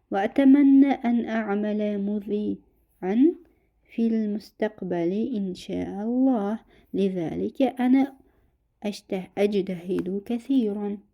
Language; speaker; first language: Arabic; non-native, fluent; Uzbek